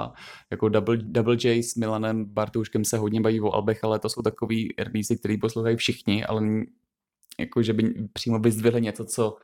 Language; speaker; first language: Czech; native; Czech